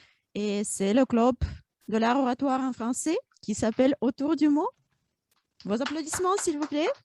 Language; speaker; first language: French; non-native, fluent; Russian